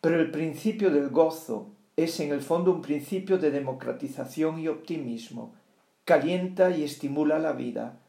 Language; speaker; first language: Spanish; non-native, local second language; Galician